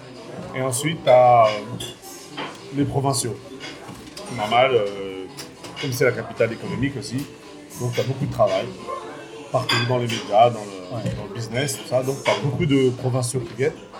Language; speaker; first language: French; native; French